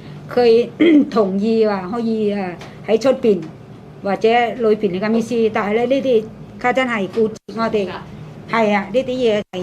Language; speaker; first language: Cantonese; non-native, fluent; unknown